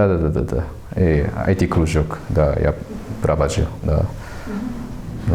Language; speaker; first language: Russian; non-native, learner; Japanese